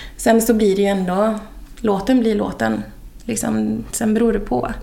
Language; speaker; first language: Swedish; native; Swedish